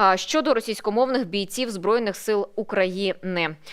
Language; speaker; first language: Ukrainian; non-native, local second language; Russian